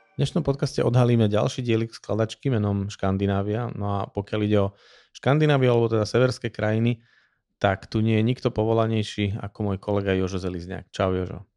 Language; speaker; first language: Slovak; native; Slovak